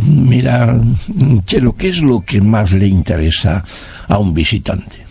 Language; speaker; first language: Spanish; native; Spanish